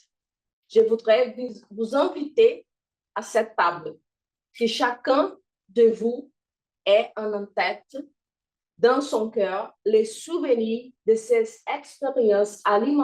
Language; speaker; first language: French; non-native, fluent; Portuguese